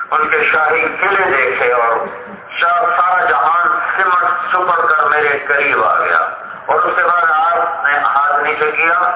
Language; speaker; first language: Urdu; non-native, local second language; Punjabi